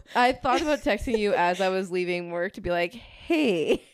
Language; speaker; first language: English; early bilingual, other home language; Ukrainian